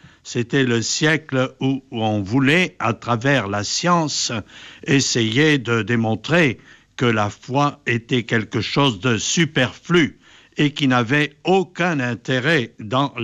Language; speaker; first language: French; native; French